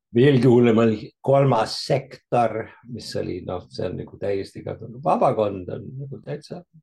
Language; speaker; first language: Estonian; early bilingual, heritage; Estonian